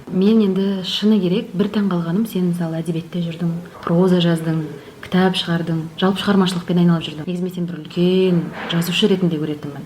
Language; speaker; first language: Kazakh; native; Kazakh